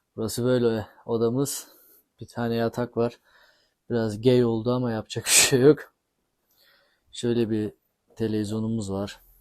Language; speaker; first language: Turkish; early bilingual, heritage; Turkish